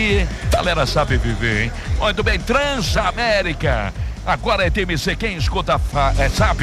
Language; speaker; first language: Portuguese; native; Portuguese